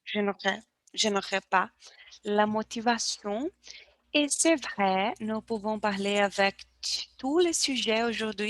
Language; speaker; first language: French; non-native, learner; Portuguese